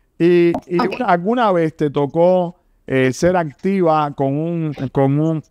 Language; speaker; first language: Spanish; native; Spanish